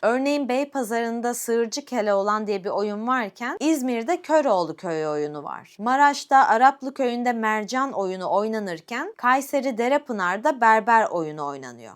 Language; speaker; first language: Turkish; native; Turkish